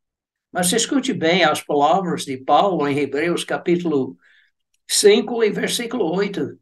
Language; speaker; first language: Portuguese; non-native, fluent; English